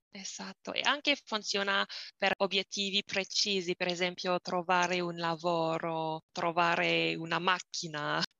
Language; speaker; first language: Italian; non-native, learner; English